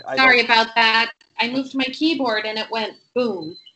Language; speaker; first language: English; non-native, fluent; Spanish